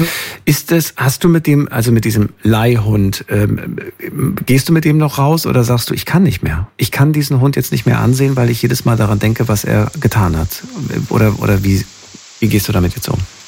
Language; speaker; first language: German; native; German